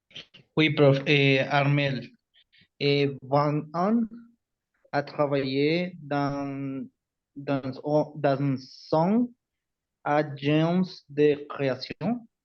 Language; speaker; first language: French; non-native, learner; Spanish